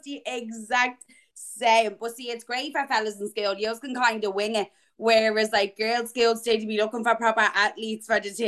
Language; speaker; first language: English; native; English